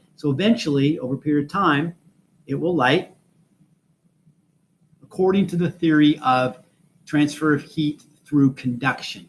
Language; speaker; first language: English; native; English